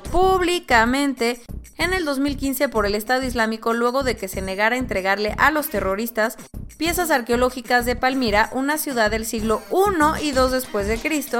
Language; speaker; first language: Spanish; native; Spanish